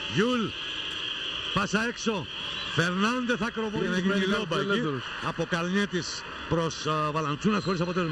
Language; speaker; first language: Greek; native; Greek